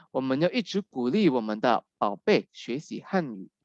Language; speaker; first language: Chinese; non-native, fluent; Indonesian